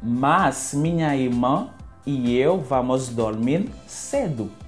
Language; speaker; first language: Portuguese; non-native, fluent; Haitian Creole